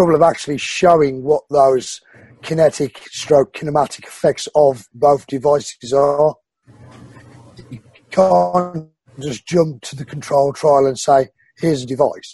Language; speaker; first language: English; native; English